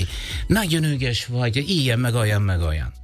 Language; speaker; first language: Hungarian; non-native, learner; Italian